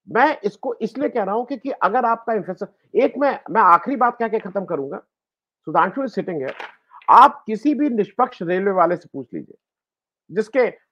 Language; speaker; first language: Hindi; native; Hindi